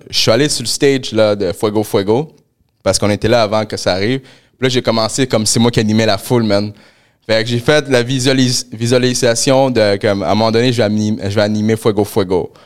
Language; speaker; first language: French; early bilingual, other home language; Spanish